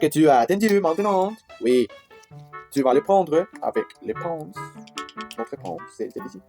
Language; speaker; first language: French; non-native, learner; Spanish